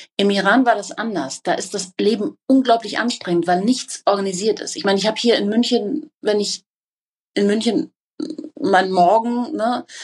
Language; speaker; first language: German; native; German